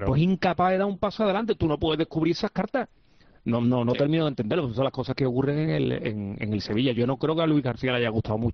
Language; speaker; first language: Spanish; native; Spanish